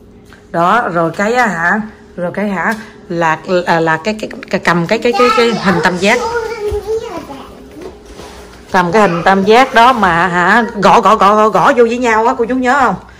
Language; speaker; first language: Vietnamese; native; Vietnamese